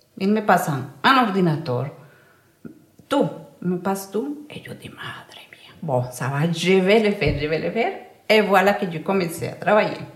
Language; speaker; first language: French; non-native, learner; Spanish